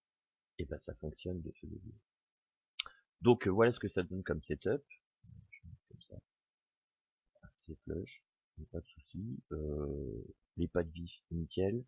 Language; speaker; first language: French; native; French